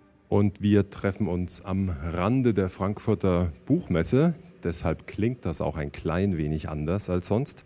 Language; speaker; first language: German; native; German